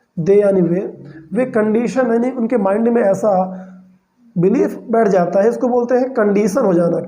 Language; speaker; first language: Hindi; native; Hindi